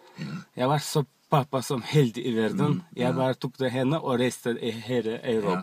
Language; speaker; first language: Norwegian; non-native, learner; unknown